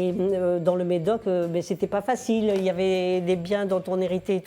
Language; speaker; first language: French; native; French